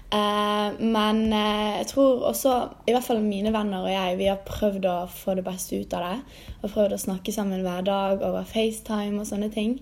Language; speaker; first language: Norwegian; native; Norwegian